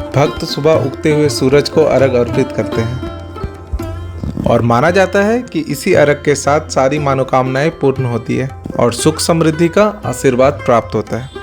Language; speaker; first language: Hindi; native; Hindi